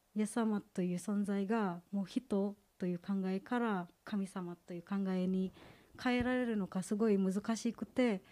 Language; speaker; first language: Japanese; non-native, fluent; Indonesian